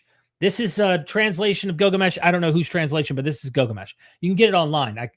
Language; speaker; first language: English; native; English